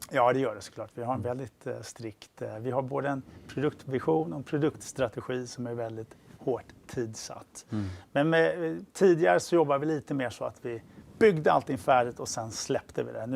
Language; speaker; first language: Swedish; native; Swedish